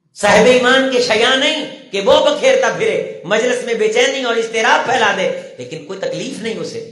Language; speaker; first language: Urdu; non-native, local second language; Punjabi